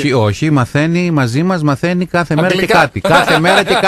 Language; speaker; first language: Greek; native; Greek